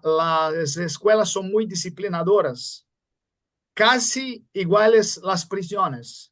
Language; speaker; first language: Spanish; non-native, fluent; Portuguese